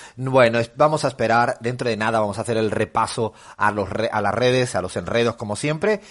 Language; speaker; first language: Spanish; native; Spanish